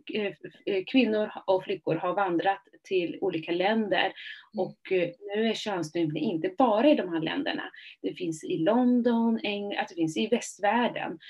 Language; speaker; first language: Swedish; early bilingual, other home language; Somali